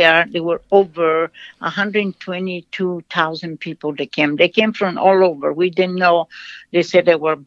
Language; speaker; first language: English; non-native, fluent; Portuguese